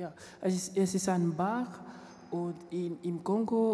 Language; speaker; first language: German; non-native, learner; French